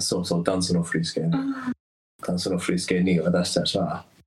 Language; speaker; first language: Japanese; non-native, fluent; English